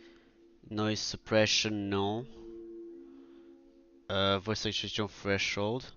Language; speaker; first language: English; non-native, fluent; French